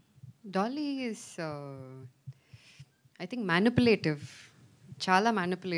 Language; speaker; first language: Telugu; non-native, learner; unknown